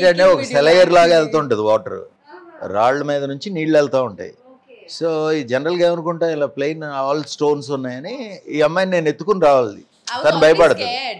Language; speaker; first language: Telugu; native; Telugu